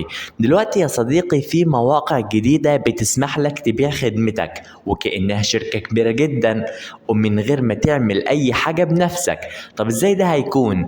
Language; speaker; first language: Arabic; native; Arabic